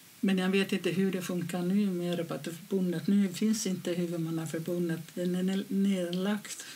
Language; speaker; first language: Swedish; non-native, fluent; Finnish